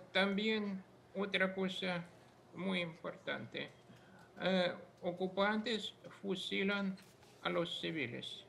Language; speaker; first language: Spanish; non-native, fluent; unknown